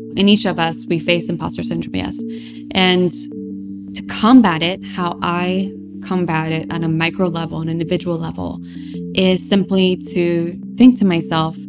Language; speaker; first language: English; non-native, fluent; French